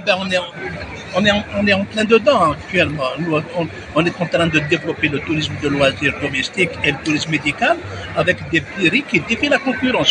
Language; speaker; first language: French; non-native, local second language; Arabic